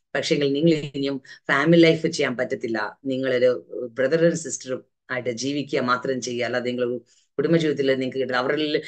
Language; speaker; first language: Malayalam; early bilingual, heritage; Malayalam